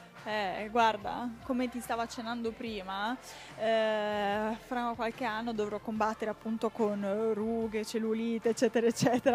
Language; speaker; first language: Italian; native; Italian